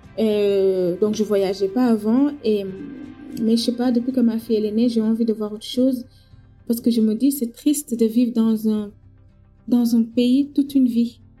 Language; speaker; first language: French; non-native, local second language; Wolof